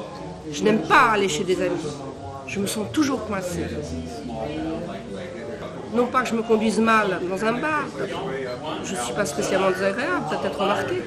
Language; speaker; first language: French; native; French